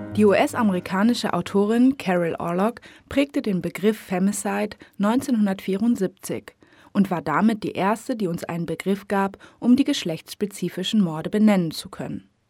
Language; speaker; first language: German; native; German